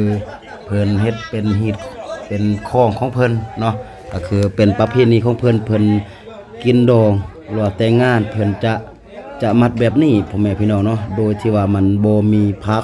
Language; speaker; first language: Thai; non-native, local second language; Lao